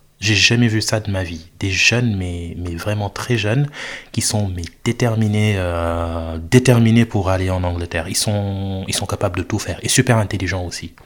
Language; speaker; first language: French; non-native, local second language; Wolof